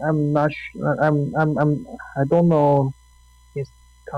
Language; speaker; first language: English; non-native, learner; Chinese